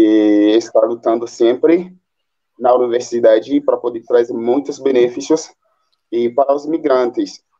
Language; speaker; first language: Portuguese; non-native, fluent; Haitian Creole